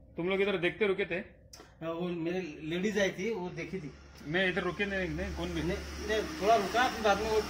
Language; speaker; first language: Hindi; non-native, local second language; Urdu